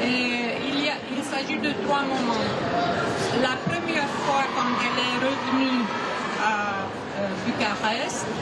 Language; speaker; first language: French; non-native, fluent; Romanian